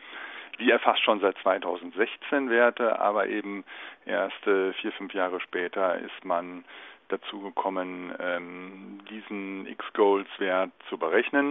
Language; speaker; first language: German; native; German